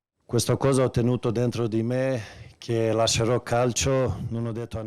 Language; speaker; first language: Italian; non-native, fluent; Swedish